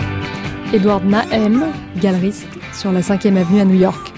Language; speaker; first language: French; native; French